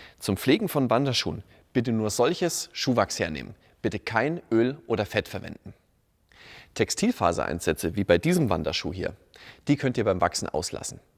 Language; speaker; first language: German; native; German